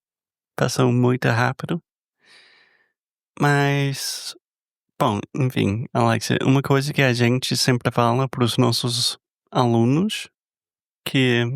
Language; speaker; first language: Portuguese; non-native, fluent; English